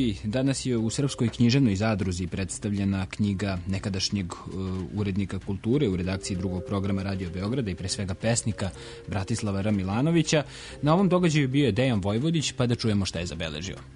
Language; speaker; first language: Serbian; native; Serbian